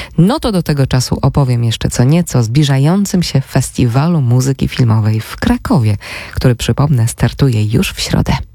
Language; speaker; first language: Polish; native; Polish